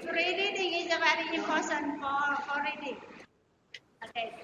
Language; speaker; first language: English; non-native, learner; Vietnamese